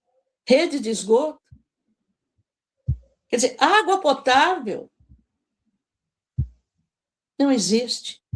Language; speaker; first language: Portuguese; native; Portuguese